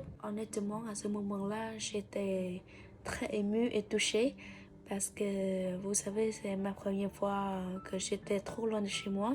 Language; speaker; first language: French; non-native, fluent; Vietnamese